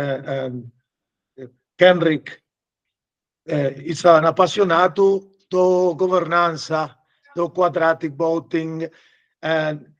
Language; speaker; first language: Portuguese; non-native, learner; Spanish